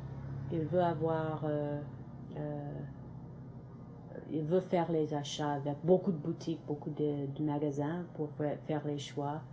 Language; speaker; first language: French; non-native, local second language; English